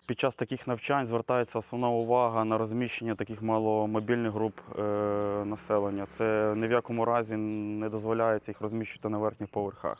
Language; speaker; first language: Ukrainian; native; Ukrainian